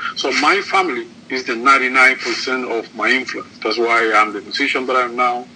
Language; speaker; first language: English; non-native, learner; Spanish